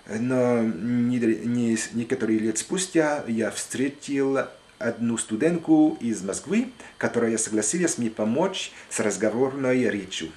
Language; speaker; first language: Russian; non-native, fluent; French